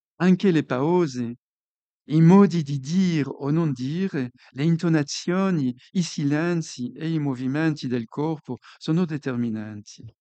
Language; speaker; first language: Italian; non-native, fluent; French